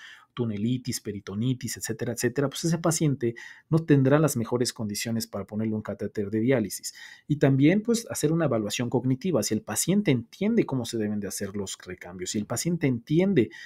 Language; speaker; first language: Spanish; native; Spanish